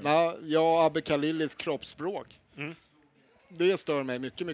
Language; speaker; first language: Swedish; native; Swedish